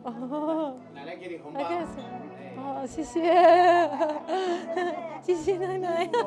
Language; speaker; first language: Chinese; non-native, learner; English